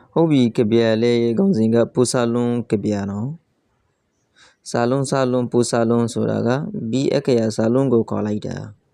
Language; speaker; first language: Burmese; non-native, local second language; Rohingya